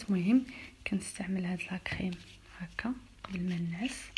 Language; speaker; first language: Arabic; native; Arabic